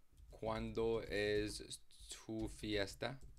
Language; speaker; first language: Spanish; non-native, learner; English